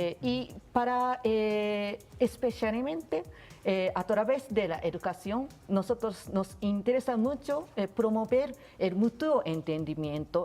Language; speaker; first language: Spanish; non-native, learner; Japanese